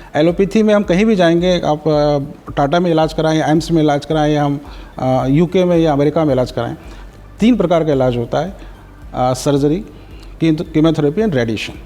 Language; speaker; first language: Hindi; native; Hindi